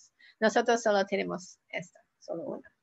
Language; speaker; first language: Spanish; non-native, learner; English